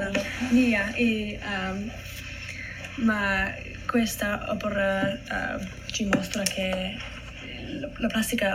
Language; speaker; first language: Italian; non-native, learner; English